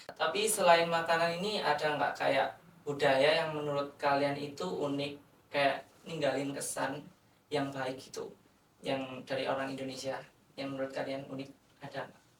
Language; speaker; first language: Indonesian; native; Indonesian